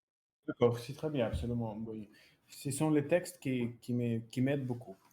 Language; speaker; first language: French; non-native, learner; Russian